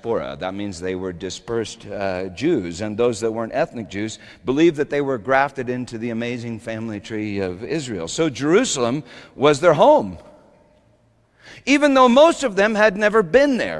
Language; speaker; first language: English; native; English